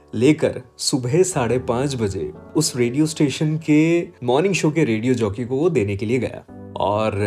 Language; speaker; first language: Hindi; non-native, local second language; Gujarati